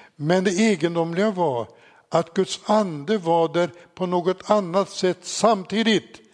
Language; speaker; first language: Swedish; native; Swedish